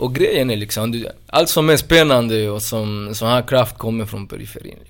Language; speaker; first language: Swedish; non-native, fluent; Spanish